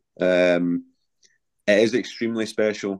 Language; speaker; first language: English; native; English